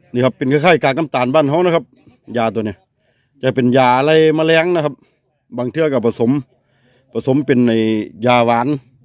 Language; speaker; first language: Thai; native; Thai